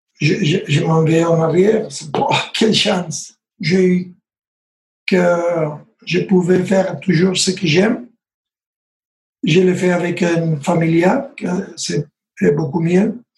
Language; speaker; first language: French; non-native, learner; Spanish